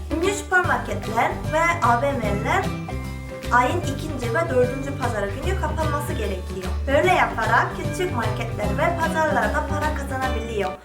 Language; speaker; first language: Turkish; non-native, fluent; Korean